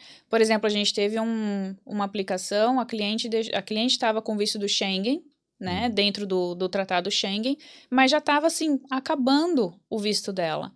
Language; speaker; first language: Portuguese; native; Portuguese